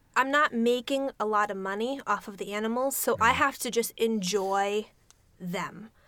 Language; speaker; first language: English; native; English